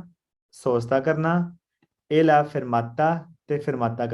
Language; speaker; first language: Italian; non-native, learner; Punjabi